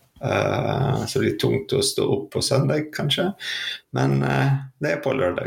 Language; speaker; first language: Norwegian; non-native, fluent; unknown